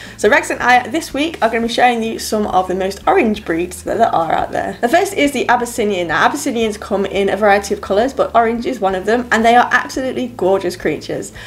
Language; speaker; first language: English; native; English